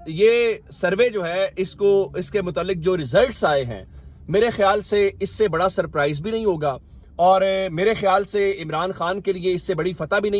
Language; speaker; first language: Urdu; native; Urdu